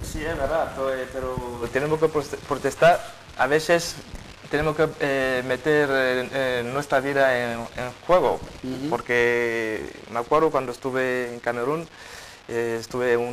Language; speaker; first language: Spanish; non-native, fluent; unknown